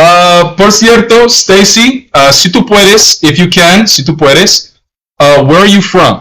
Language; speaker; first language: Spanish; non-native, learner; English